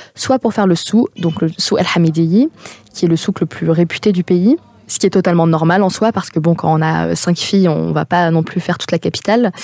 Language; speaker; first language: French; native; French